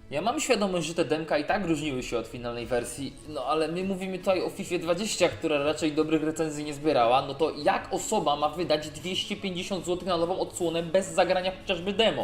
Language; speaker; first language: Polish; native; Polish